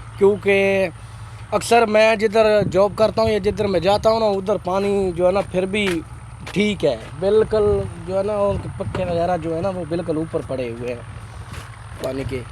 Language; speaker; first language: Urdu; non-native, local second language; Punjabi